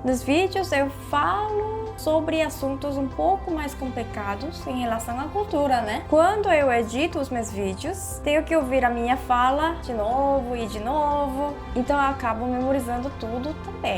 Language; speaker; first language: Portuguese; non-native, fluent; Korean